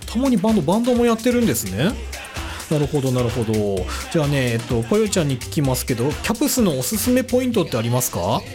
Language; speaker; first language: Japanese; native; Japanese